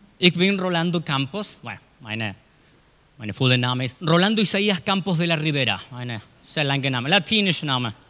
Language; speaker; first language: German; non-native, learner; Spanish